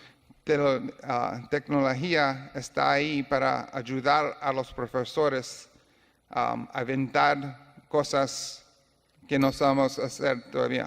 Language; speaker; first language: Spanish; non-native, learner; English